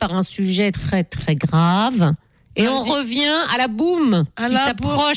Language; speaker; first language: French; native; French